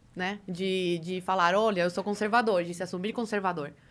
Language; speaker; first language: Portuguese; early bilingual, other home language; Spanish